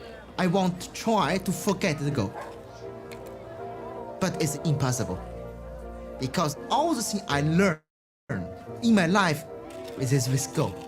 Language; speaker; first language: English; non-native, learner; Chinese